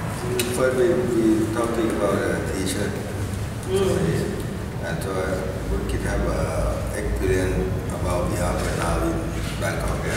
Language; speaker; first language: English; non-native, learner; Thai